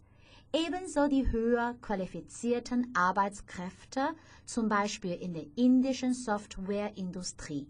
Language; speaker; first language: German; non-native, fluent; Chinese